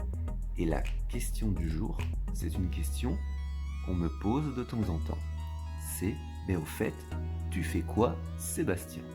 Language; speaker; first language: French; native; French